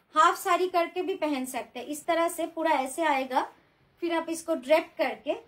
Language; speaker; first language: Hindi; non-native, local second language; Bangla